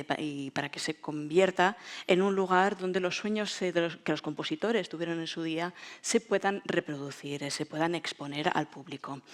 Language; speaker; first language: Spanish; native; Spanish